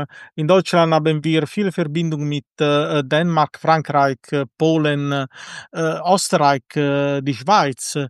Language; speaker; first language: German; non-native, fluent; Italian